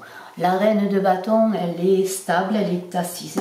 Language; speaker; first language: French; native; French